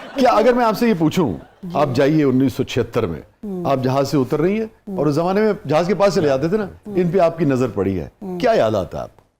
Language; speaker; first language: Urdu; native; Urdu